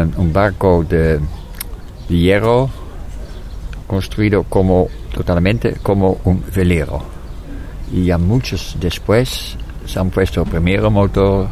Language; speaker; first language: Spanish; non-native, fluent; Dutch